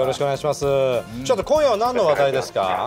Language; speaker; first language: Japanese; native; Japanese